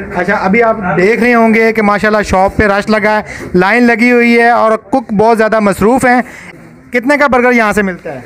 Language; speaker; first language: Urdu; non-native, local second language; Punjabi